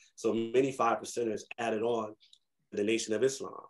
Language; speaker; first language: English; native; English